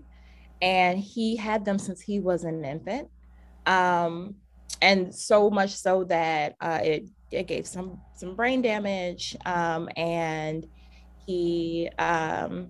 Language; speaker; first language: English; native; English